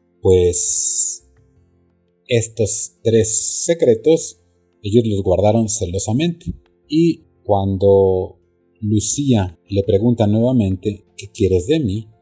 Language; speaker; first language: Spanish; native; Spanish